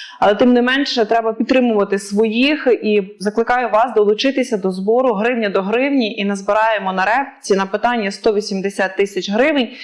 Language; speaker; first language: Ukrainian; native; Ukrainian